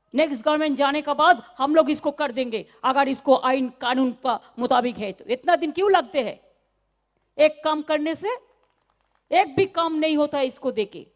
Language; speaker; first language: Hindi; non-native, local second language; Bangla